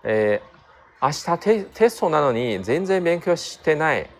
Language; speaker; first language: Japanese; non-native, fluent; Chinese